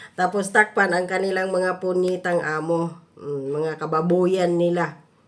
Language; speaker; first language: Filipino; non-native, local second language; Cebuano